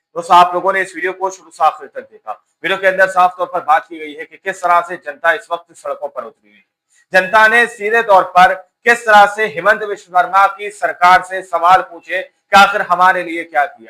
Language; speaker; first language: Hindi; native; Hindi